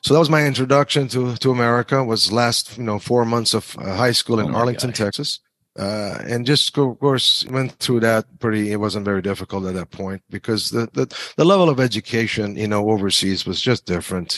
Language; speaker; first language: English; non-native, fluent; Persian